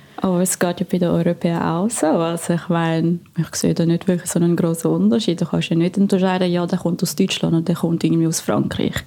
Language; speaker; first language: German; non-native, fluent; Filipino